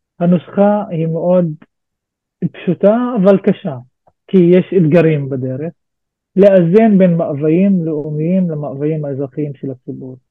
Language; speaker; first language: Hebrew; non-native, local second language; Arabic